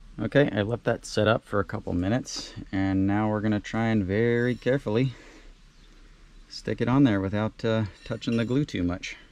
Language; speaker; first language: English; native; English